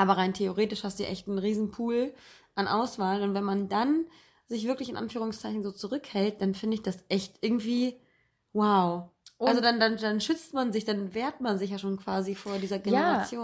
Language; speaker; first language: German; native; German